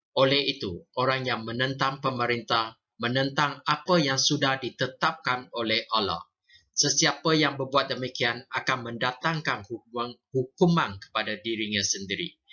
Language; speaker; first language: Malay; non-native, local second language; Chinese